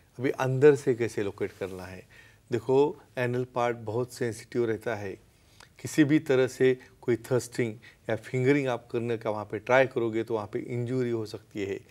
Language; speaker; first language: Hindi; non-native, local second language; Marathi